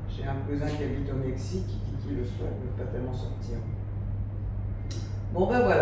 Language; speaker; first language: French; native; French